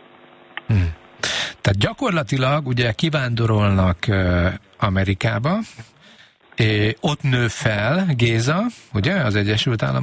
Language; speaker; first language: Hungarian; native; Hungarian